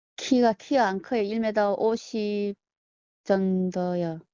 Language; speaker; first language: Korean; early bilingual, heritage; Korean